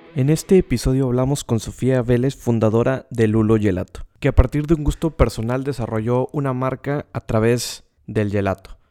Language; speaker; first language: Spanish; native; Spanish